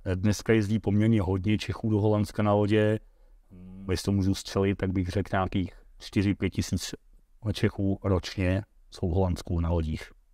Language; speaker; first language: Czech; early bilingual, heritage; Dutch